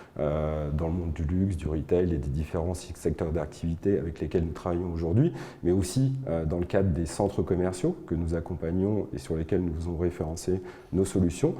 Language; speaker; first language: French; native; French